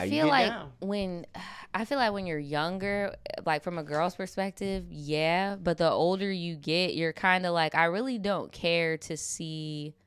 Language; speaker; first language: English; native; English